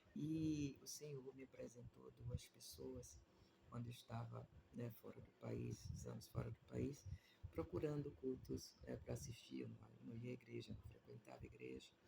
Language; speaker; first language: Portuguese; native; Portuguese